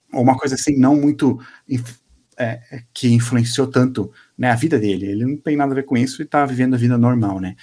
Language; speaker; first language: Portuguese; native; Portuguese